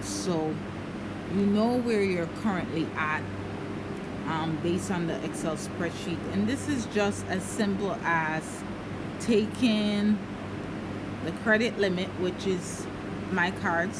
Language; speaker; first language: English; native; English